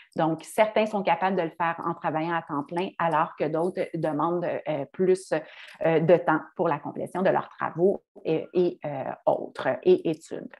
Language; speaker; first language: French; native; French